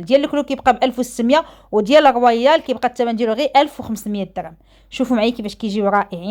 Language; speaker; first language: Arabic; native; Arabic